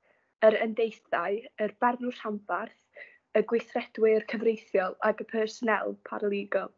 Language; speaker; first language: Welsh; non-native, local second language; English